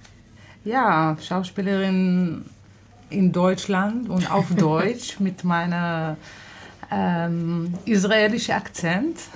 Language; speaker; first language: German; non-native, fluent; Hebrew